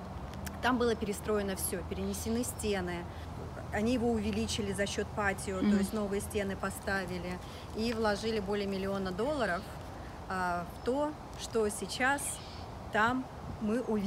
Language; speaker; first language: Russian; native; Russian